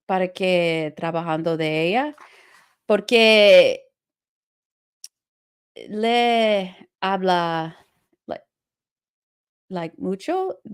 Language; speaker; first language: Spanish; non-native, learner; English